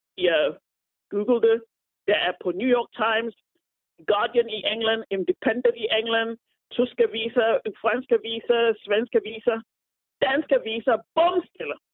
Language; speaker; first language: Danish; non-native, fluent; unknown